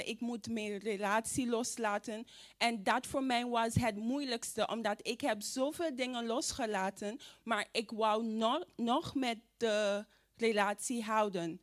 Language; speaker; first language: Dutch; non-native, fluent; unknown